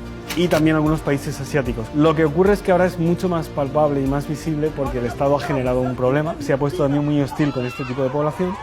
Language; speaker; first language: Spanish; native; Spanish